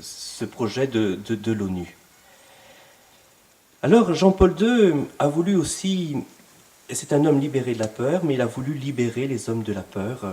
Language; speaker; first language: French; native; French